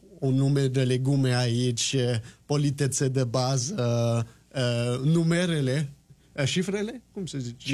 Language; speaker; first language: Romanian; non-native, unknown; French